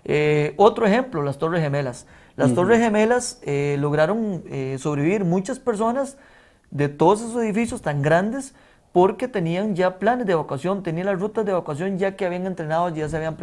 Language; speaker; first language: Spanish; native; Spanish